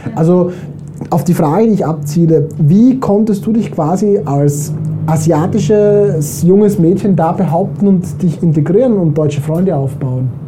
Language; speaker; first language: German; native; German